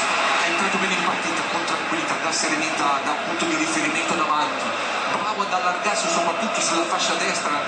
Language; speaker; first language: Italian; native; Italian